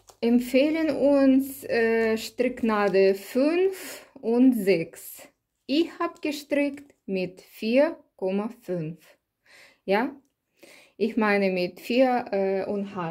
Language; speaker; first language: German; non-native, learner; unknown